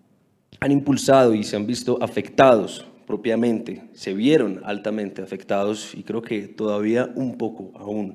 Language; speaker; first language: Spanish; native; Spanish